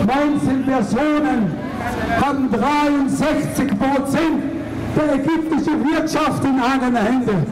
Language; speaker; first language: German; non-native, learner; Arabic